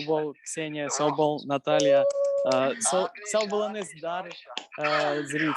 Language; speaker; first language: Russian; native; Russian